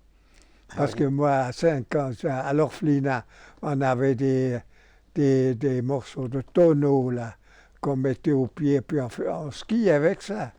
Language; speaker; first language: French; non-native, local second language; German